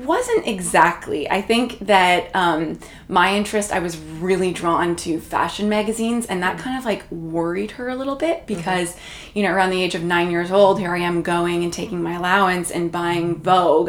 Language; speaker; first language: English; native; English